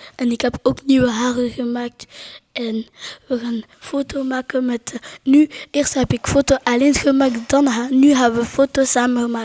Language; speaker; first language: Dutch; non-native, local second language; French